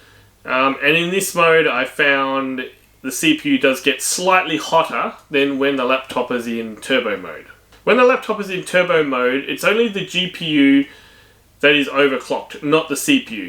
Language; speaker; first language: English; native; English